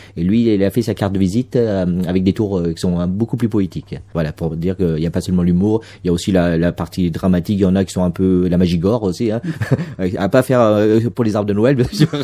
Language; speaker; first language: French; native; French